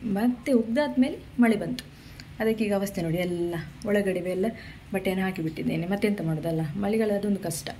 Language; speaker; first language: Kannada; non-native, local second language; Tulu